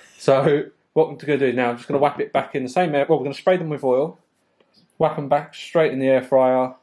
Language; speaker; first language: English; native; English